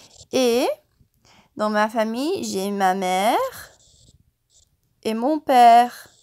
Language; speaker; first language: French; non-native, fluent; English